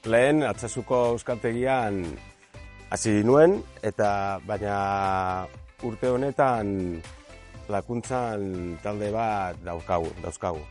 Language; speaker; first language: Basque; non-native, learner; Spanish